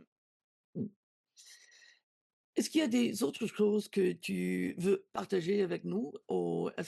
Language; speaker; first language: French; non-native, learner; English